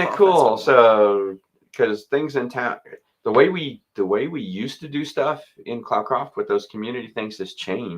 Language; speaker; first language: English; native; English